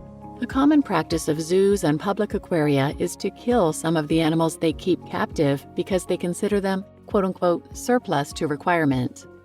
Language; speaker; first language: English; native; English